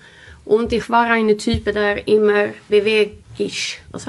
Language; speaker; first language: German; non-native, learner; Swedish